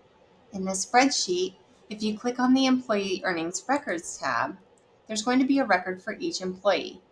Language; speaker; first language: English; native; English